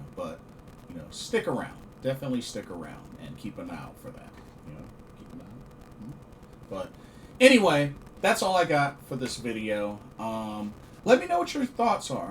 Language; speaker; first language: English; native; English